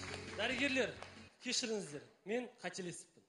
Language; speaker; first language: Kazakh; native; Kazakh